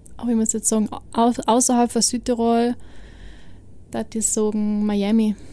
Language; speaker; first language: German; native; German